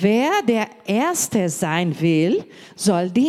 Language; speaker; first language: German; non-native, learner; Portuguese